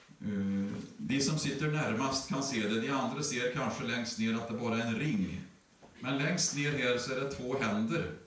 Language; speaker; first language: Swedish; native; Swedish